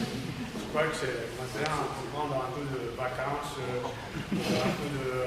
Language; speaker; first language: French; non-native, learner; Japanese